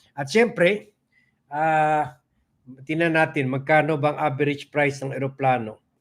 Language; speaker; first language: Filipino; non-native, local second language; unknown